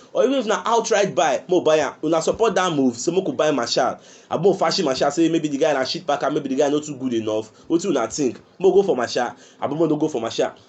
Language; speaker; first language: Nigerian Pidgin; non-native, local second language; Yoruba